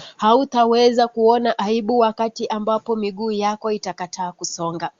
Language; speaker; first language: Swahili; non-native, local second language; Kalenjin